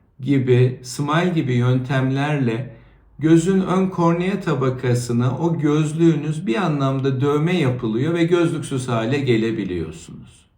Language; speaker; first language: Turkish; native; Turkish